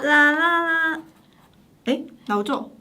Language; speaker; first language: Korean; non-native, fluent; Chinese